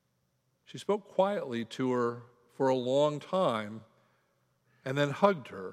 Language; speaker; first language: English; native; English